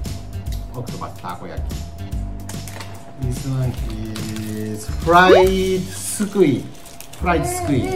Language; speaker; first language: English; non-native, local second language; Filipino